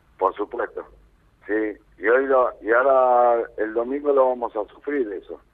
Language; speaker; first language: Spanish; native; Spanish